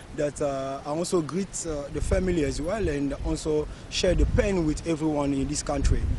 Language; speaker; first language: English; non-native, fluent; Lingala